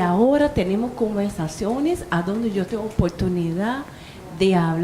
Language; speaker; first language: Spanish; early bilingual, heritage; Spanish